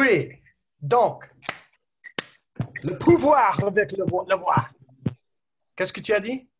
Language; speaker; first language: French; non-native, learner; English